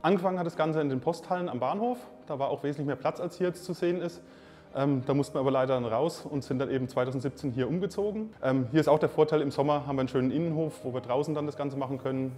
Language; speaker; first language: German; native; German